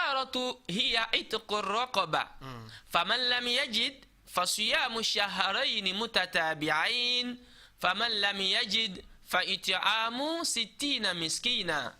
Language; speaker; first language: Arabic; non-native, fluent; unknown